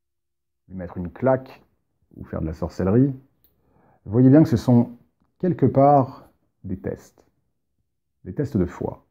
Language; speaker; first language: French; native; French